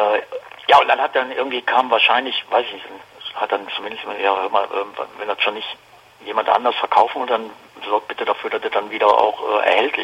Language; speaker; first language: German; native; German